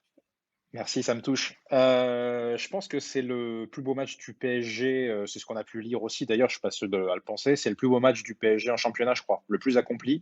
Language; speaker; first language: French; native; French